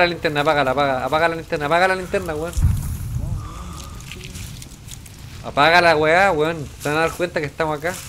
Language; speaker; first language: Spanish; native; Spanish